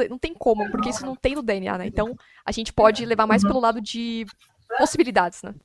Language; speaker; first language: Portuguese; native; Portuguese